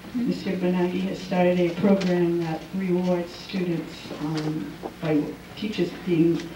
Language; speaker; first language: English; native; English